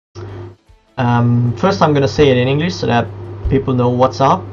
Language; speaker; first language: English; non-native, fluent; Hungarian